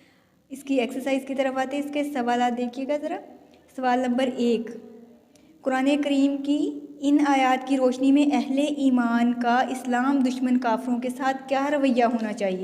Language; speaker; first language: Urdu; native; Urdu